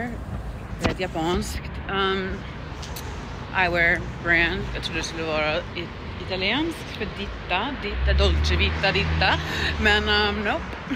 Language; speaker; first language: Swedish; early bilingual, heritage; Swedish